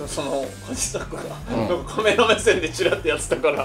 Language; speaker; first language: Japanese; native; Japanese